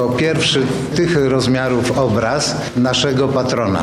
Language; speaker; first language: Polish; native; Polish